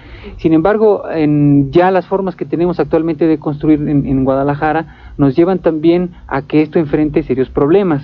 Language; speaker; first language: Spanish; native; Spanish